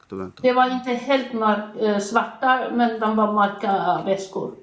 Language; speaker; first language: Swedish; non-native, learner; Arabic